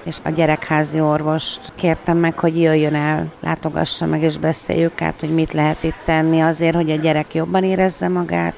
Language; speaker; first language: Hungarian; native; Hungarian